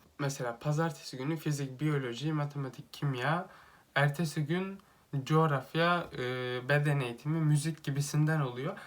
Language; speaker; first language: Turkish; native; Turkish